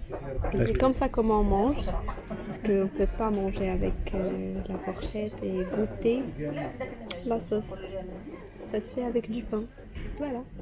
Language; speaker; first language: French; non-native, local second language; Arabic